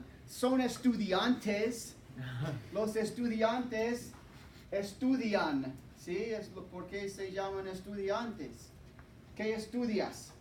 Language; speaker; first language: Spanish; non-native, fluent; English